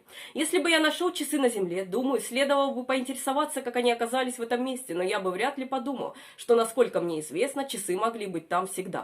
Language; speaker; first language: Russian; native; Russian